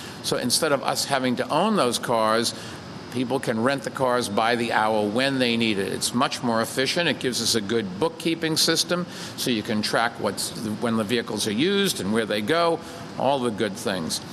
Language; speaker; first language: English; native; English